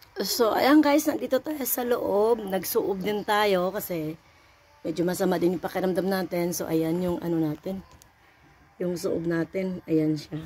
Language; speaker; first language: Filipino; non-native, local second language; Cebuano